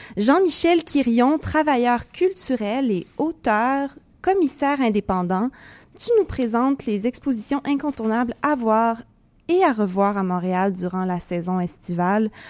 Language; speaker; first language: French; native; French